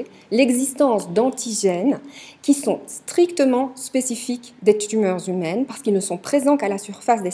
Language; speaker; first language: French; native; French